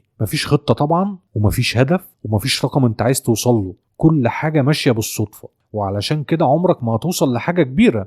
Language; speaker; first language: Arabic; native; Arabic